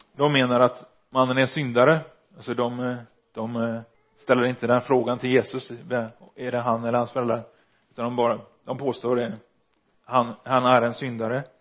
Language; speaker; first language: Swedish; early bilingual, other home language; Dutch